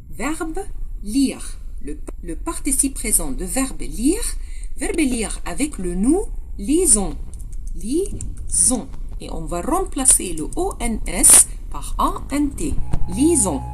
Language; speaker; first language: French; non-native, fluent; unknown